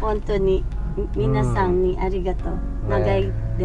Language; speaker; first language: Japanese; non-native, learner; Filipino